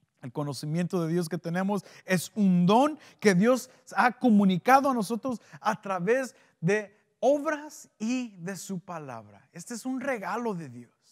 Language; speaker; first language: Spanish; early bilingual, heritage; Spanish